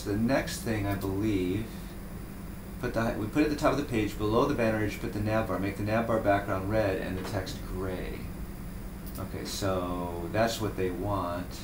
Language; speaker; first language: English; native; English